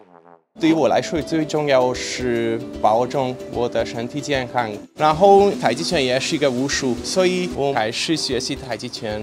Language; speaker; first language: Chinese; non-native, fluent; Hungarian